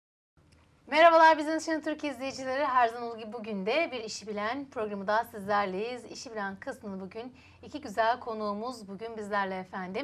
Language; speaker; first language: Turkish; native; Turkish